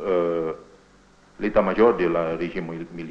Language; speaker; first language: French; non-native, fluent; Indonesian